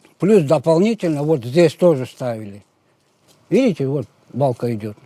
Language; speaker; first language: Russian; non-native, local second language; Crimean Tatar